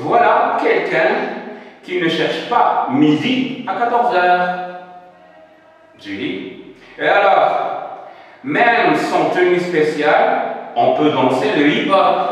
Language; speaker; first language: French; non-native, local second language; Arabic